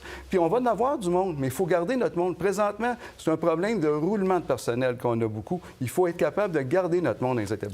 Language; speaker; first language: French; native; French